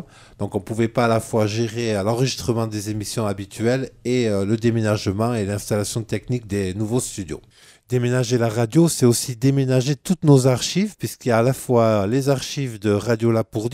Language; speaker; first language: French; native; French